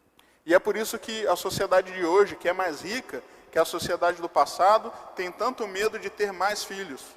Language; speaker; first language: Portuguese; native; Portuguese